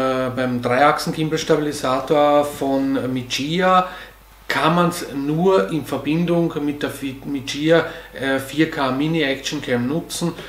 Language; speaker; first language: German; native; German